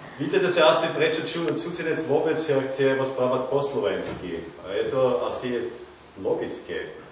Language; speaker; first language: Slovak; non-native, learner; German